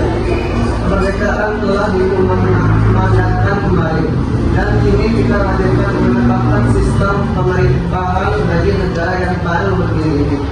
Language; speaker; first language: Indonesian; native; Indonesian